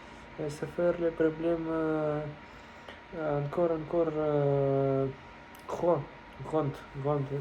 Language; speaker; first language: French; non-native, learner; Russian